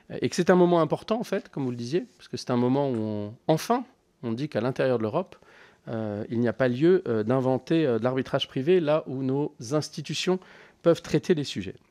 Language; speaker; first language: French; native; French